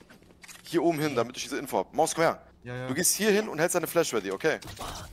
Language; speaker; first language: German; native; German